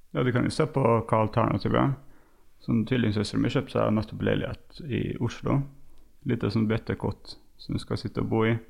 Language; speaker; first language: Norwegian; non-native, fluent; English